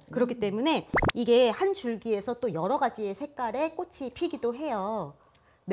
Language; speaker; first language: Korean; native; Korean